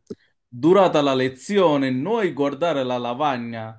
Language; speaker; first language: Italian; non-native, learner; Bangla